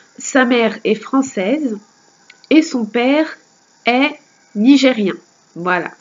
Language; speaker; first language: French; native; French